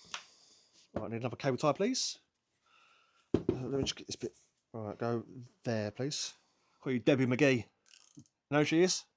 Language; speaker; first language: English; native; English